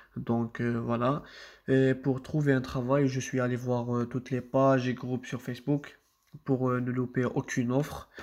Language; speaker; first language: French; non-native, local second language; Arabic